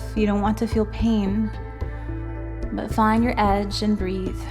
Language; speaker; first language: English; native; English